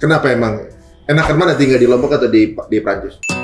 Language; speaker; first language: Indonesian; native; Indonesian